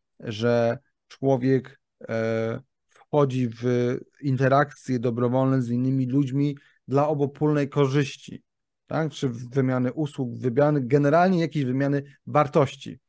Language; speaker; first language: Polish; native; Polish